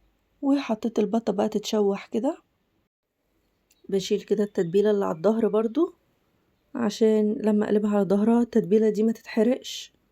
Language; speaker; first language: Arabic; native; Arabic